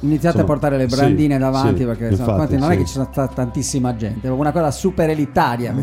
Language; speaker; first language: Italian; native; Italian